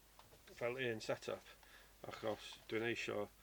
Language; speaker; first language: Welsh; non-native, learner; English